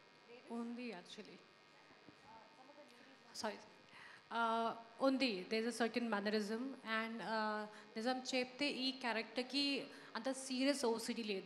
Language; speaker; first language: Telugu; non-native, learner; Hindi